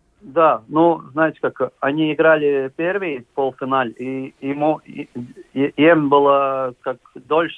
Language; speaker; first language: Russian; non-native, local second language; Latvian